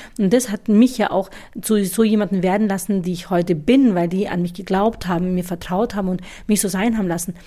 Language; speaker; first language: German; native; German